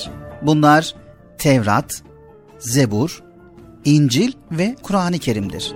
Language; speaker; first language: Turkish; native; Turkish